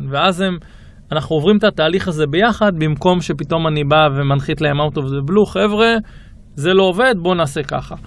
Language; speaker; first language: Hebrew; native; Hebrew